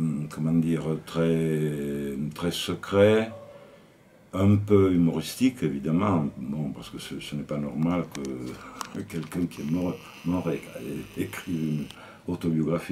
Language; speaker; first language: French; native; French